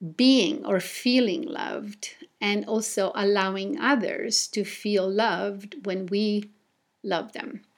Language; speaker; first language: English; non-native, fluent; Italian